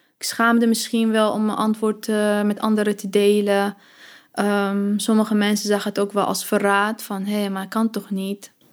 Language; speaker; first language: Dutch; early bilingual, other home language; Arabic